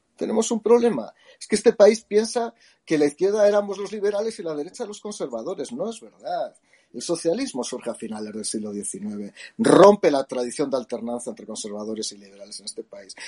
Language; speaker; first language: Spanish; native; Spanish